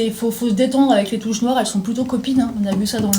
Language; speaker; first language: French; native; French